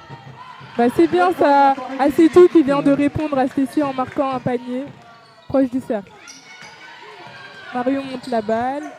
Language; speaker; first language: French; native; French